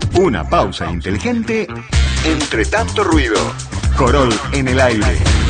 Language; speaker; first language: Spanish; native; Spanish